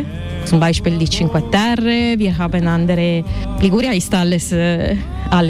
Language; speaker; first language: German; non-native, learner; Italian